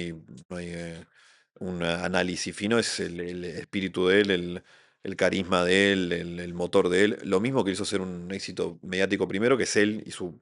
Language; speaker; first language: Spanish; native; Spanish